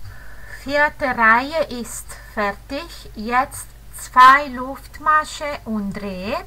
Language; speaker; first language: German; non-native, fluent; Italian